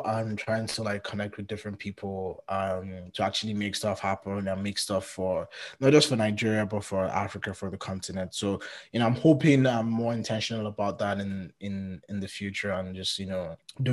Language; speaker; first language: English; non-native, local second language; Yoruba